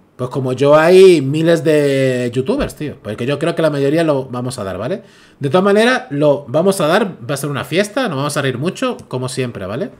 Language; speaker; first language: Spanish; native; Spanish